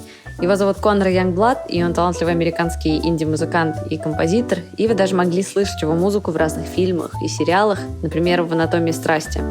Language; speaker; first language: Russian; native; Russian